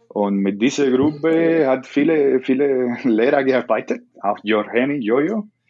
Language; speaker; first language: German; non-native, learner; Spanish